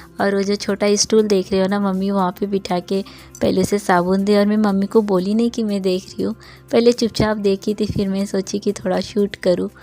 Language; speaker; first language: Hindi; non-native, local second language; Bangla